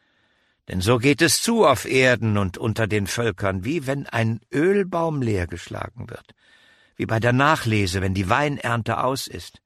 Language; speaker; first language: German; native; German